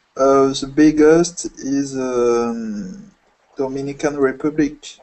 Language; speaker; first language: English; non-native, fluent; French